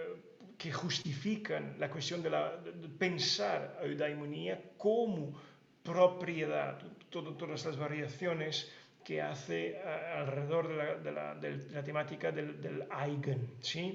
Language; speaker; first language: Spanish; non-native, fluent; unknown